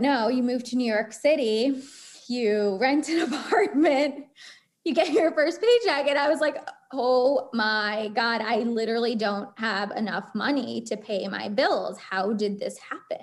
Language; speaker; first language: English; native; English